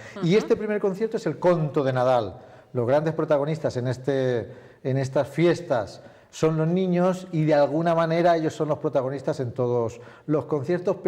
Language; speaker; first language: Spanish; native; Spanish